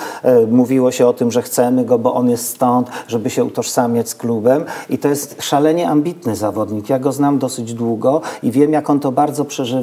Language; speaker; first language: Polish; native; Polish